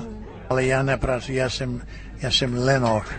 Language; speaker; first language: Czech; early bilingual, heritage; Czech